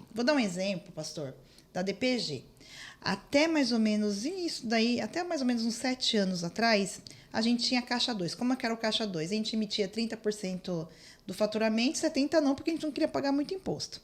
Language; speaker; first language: Portuguese; native; Portuguese